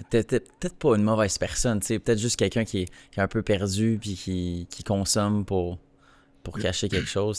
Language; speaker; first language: French; native; French